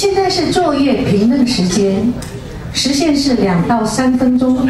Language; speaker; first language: Chinese; native; Chinese